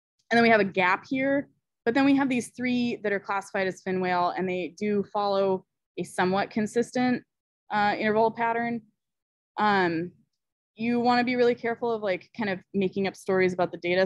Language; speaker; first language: English; native; English